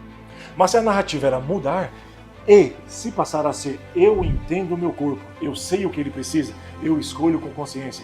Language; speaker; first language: Portuguese; native; Portuguese